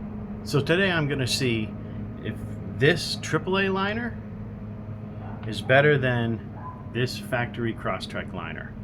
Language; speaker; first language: English; native; English